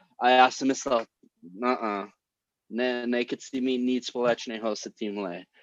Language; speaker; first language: Czech; non-native, fluent; English